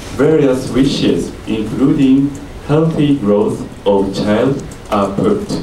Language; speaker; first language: English; non-native, learner; Japanese